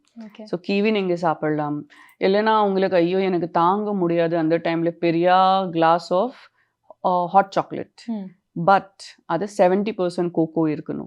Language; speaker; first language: Tamil; non-native, fluent; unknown